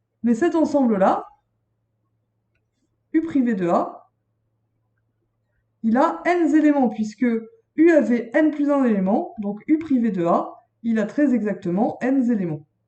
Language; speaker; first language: French; native; French